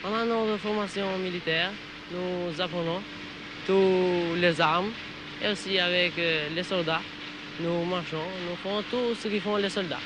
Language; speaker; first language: French; non-native, learner; Albanian